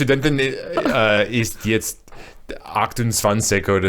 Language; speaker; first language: German; non-native, learner; English